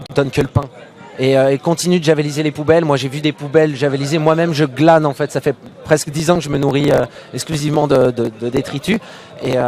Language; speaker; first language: French; native; French